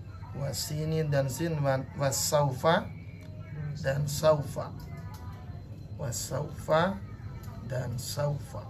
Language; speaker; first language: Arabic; non-native, fluent; Indonesian